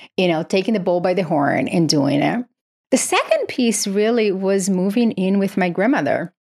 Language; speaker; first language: English; non-native, fluent; Portuguese